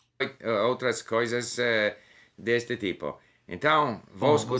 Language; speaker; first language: Portuguese; non-native, learner; English